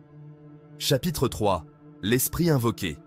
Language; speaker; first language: French; native; French